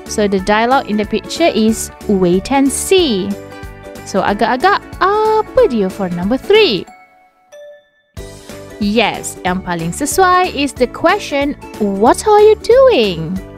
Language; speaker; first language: English; non-native, local second language; Malay